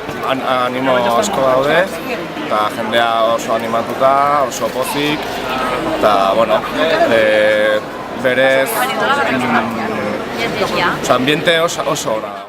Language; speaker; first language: Basque; non-native, learner; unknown